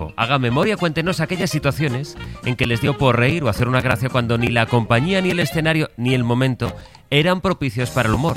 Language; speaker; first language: Spanish; native; Spanish